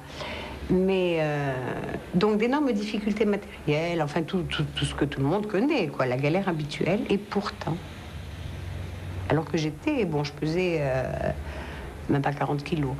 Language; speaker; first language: French; non-native, local second language; Arabic